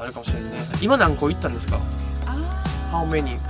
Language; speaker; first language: Japanese; native; Japanese